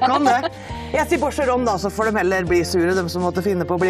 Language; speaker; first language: Norwegian; native; Norwegian